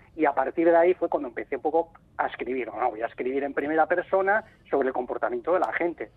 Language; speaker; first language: Spanish; native; Spanish